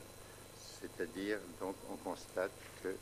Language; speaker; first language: French; native; French